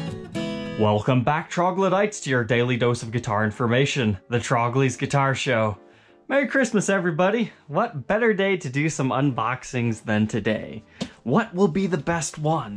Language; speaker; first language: English; native; English